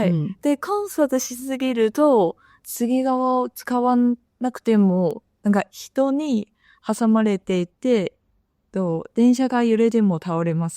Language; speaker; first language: Japanese; non-native, fluent; Chinese